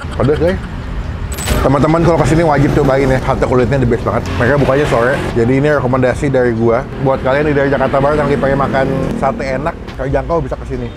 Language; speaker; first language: Indonesian; native; Indonesian